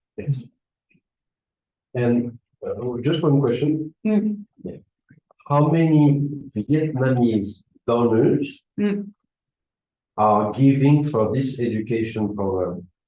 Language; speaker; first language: English; non-native, fluent; French